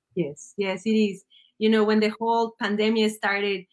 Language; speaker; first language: English; early bilingual, other home language; Spanish